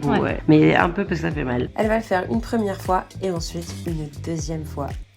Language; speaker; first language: French; native; French